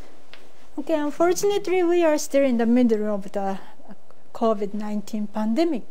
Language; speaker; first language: English; non-native, fluent; Japanese